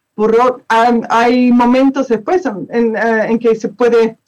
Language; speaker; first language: Spanish; non-native, fluent; English